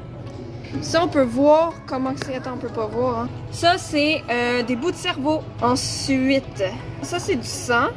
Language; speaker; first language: French; native; French